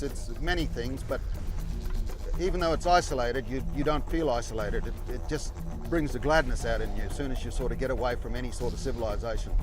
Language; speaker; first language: English; native; English